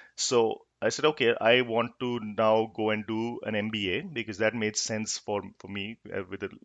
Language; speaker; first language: English; non-native, local second language; Hindi